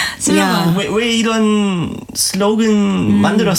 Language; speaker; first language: Korean; non-native, learner; German